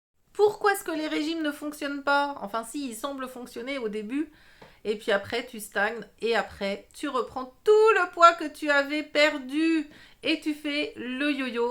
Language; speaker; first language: French; native; French